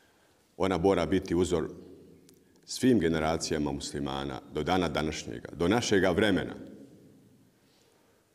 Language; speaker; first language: Bosnian; native; Bosnian